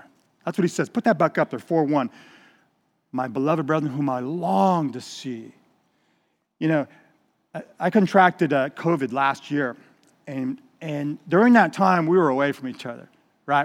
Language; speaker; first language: English; native; English